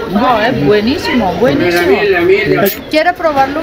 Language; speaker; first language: Spanish; non-native, fluent; Italian